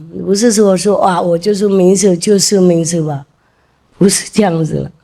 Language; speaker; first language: Chinese; non-native, fluent; Vietnamese